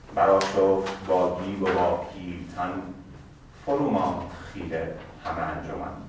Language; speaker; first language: Persian; native; Persian